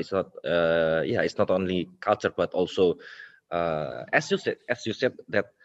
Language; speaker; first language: English; non-native, local second language; Indonesian